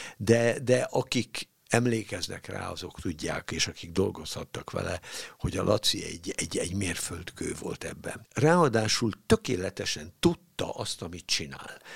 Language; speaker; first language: Hungarian; native; Hungarian